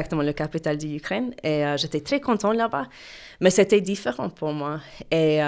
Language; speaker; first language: French; non-native, learner; English